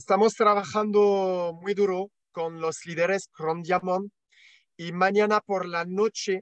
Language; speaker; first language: Spanish; non-native, learner; French